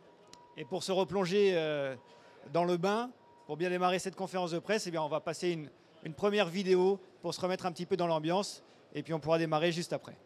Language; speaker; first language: French; native; French